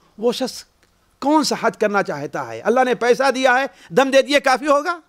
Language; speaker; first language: Urdu; native; Urdu